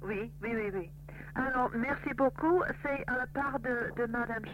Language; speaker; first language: French; non-native, fluent; English